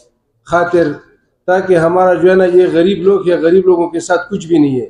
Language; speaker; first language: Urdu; non-native, local second language; Pashto